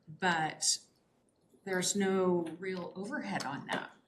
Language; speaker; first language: English; native; English